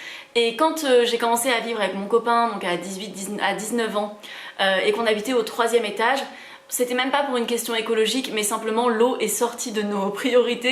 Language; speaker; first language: French; native; French